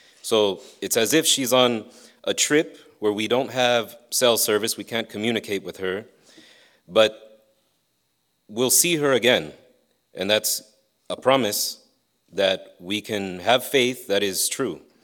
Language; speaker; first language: English; early bilingual, other home language; Spanish